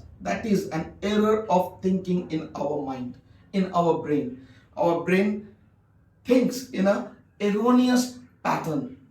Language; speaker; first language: English; non-native, local second language; Bangla